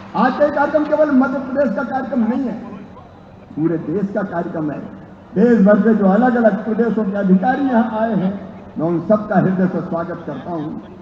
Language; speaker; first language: Hindi; native; Hindi